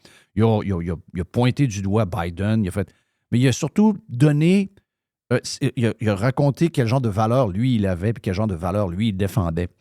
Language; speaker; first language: French; native; French